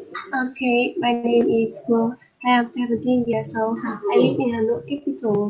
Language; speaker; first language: English; non-native, learner; Vietnamese